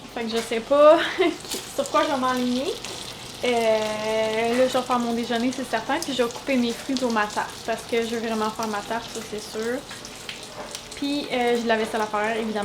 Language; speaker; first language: French; native; French